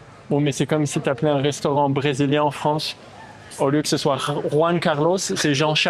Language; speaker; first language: French; native; French